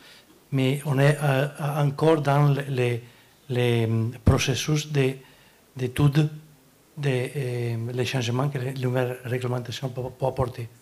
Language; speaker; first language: French; non-native, learner; Italian